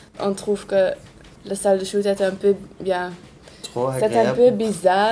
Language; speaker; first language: French; non-native, local second language; Dutch